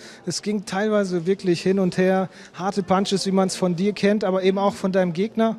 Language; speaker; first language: German; native; German